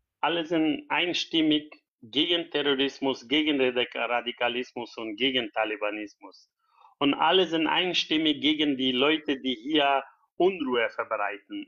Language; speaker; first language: German; non-native, learner; Persian